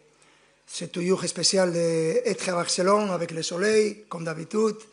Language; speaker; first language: French; non-native, fluent; Spanish